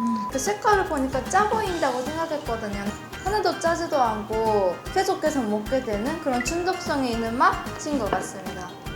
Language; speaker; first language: Korean; non-native, fluent; Japanese